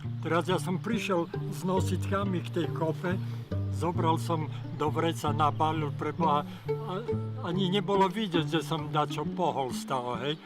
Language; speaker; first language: Slovak; native; Slovak